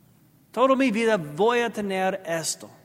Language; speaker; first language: Spanish; non-native, learner; English